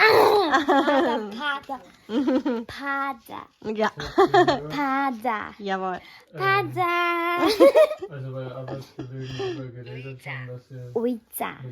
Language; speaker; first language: German; non-native, learner; Korean